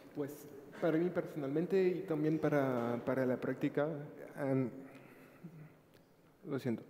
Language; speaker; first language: Spanish; non-native, fluent; French